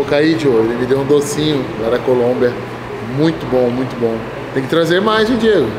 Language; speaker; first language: Portuguese; native; Portuguese